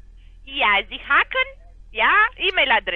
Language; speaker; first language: German; non-native, learner; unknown